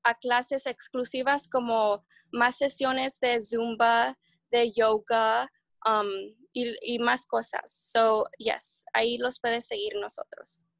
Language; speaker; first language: Spanish; early bilingual, heritage; Spanish